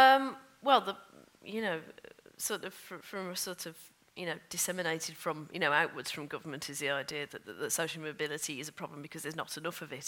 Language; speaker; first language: English; native; English